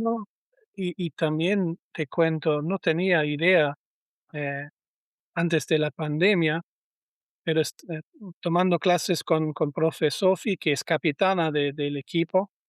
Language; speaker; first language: Spanish; non-native, learner; German